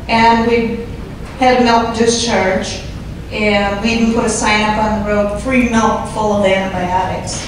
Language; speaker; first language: English; native; English